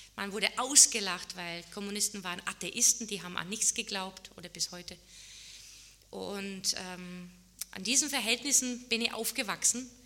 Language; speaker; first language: German; non-native, fluent; Czech